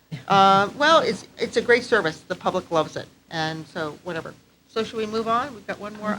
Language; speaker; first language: English; native; English